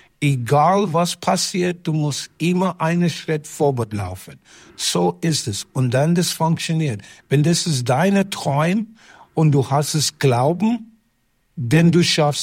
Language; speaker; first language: German; non-native, learner; English